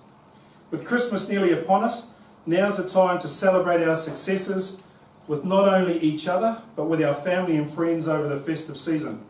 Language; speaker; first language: English; native; English